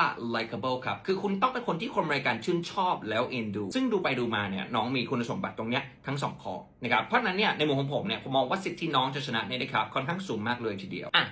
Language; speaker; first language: Thai; native; Thai